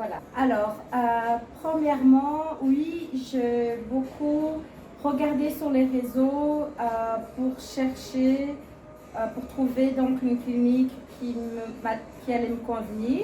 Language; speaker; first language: French; non-native, fluent; Portuguese